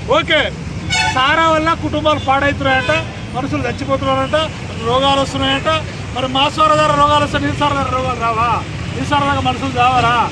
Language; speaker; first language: Telugu; non-native, local second language; Lambadi